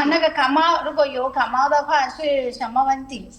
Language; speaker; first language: Chinese; non-native, learner; Telugu